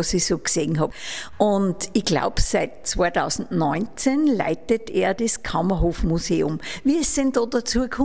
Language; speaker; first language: German; native; German